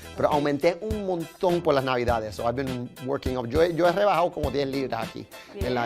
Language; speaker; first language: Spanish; early bilingual, heritage; Spanish